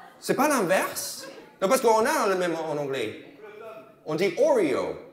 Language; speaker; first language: French; non-native, fluent; English